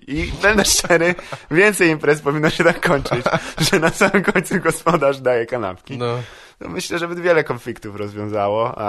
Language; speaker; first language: Polish; native; Polish